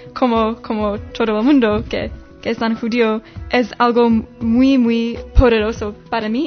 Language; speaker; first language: Spanish; non-native, learner; English